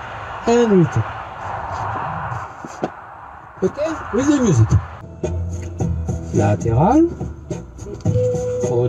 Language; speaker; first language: English; non-native, learner; French